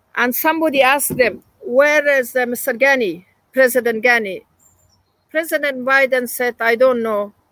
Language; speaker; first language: English; non-native, learner; Persian